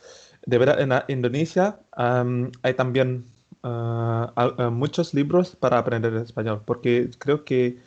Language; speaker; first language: Spanish; non-native, fluent; Indonesian